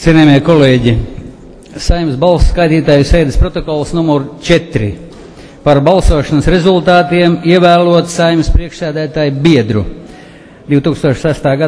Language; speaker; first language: Latvian; native; Latvian